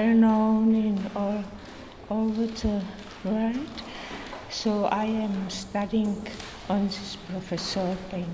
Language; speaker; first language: English; non-native, learner; Czech